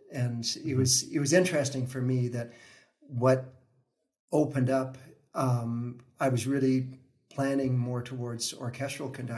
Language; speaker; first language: English; native; English